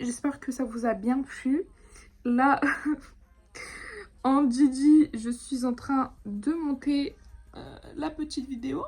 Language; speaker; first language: French; native; French